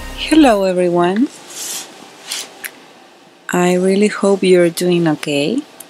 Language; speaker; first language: English; non-native, fluent; Spanish